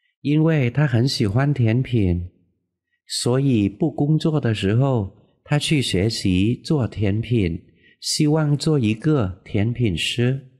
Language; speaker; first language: Chinese; non-native, fluent; Vietnamese